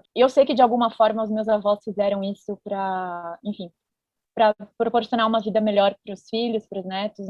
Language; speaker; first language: Portuguese; native; Portuguese